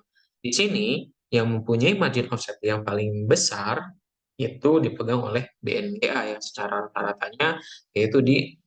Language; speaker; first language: Indonesian; native; Indonesian